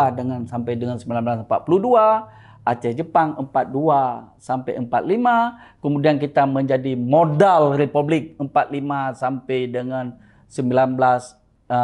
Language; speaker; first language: Indonesian; native; Indonesian